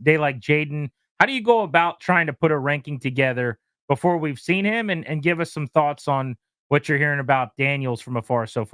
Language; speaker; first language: English; native; English